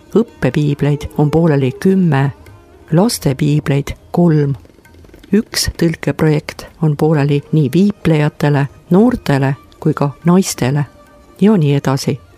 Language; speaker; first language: Estonian; native; Estonian